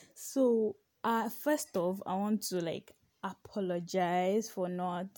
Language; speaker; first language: English; non-native, local second language; Yoruba